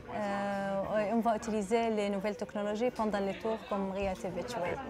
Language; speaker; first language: French; non-native, learner; Arabic